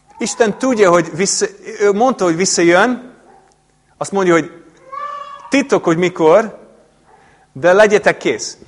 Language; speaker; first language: Hungarian; non-native, fluent; English